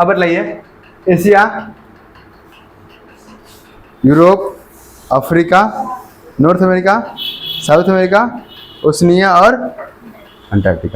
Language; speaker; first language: Hindi; native; Hindi